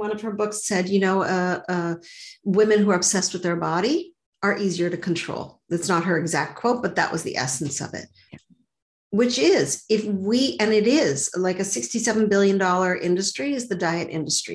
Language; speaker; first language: English; native; English